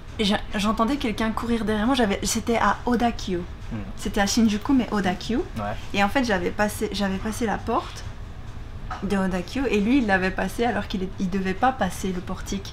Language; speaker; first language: French; native; French